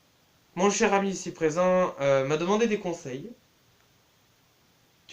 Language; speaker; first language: French; native; French